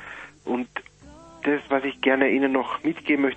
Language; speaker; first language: German; native; German